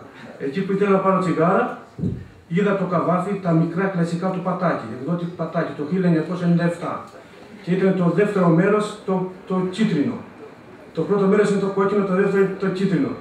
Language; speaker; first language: Greek; non-native, fluent; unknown